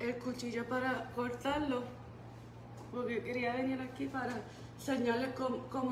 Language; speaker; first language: Spanish; early bilingual, heritage; Spanish